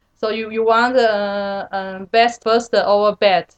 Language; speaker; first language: English; non-native, learner; Chinese